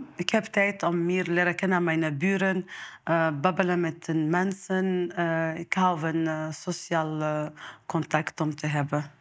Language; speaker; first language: Dutch; non-native, learner; Arabic